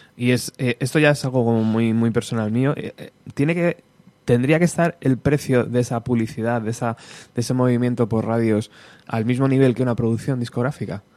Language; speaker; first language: Spanish; native; Spanish